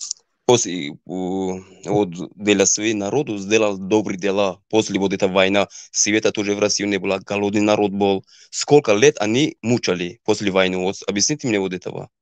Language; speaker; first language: Russian; non-native, local second language; Tajik